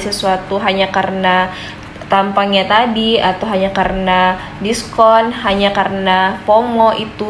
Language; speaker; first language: Indonesian; native; Indonesian